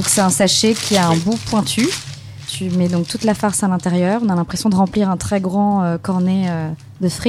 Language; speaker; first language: French; native; French